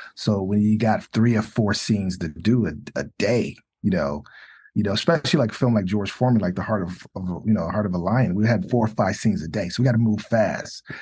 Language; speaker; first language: English; native; English